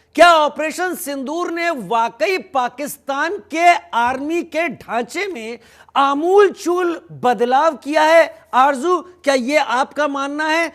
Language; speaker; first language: Hindi; native; Hindi